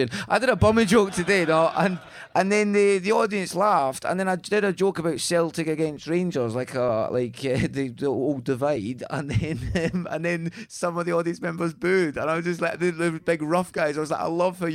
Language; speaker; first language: English; native; English